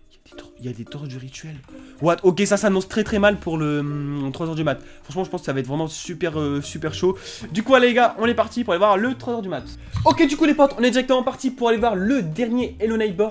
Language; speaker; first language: French; native; French